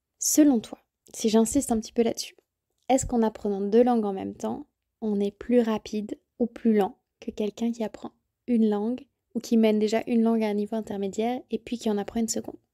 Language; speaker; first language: French; native; French